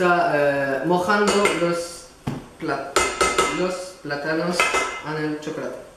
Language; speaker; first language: Spanish; non-native, learner; French